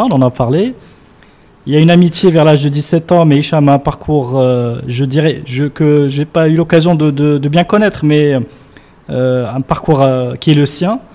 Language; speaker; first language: French; non-native, local second language; Arabic